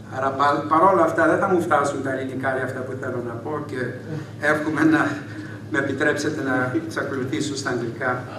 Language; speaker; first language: Greek; early bilingual, heritage; Greek